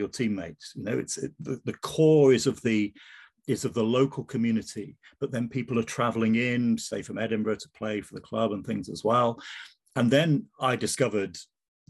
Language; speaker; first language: English; native; English